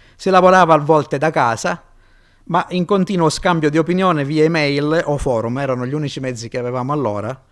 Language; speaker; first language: Italian; native; Italian